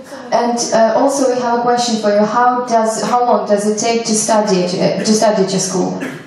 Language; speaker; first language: English; non-native, fluent; Ukrainian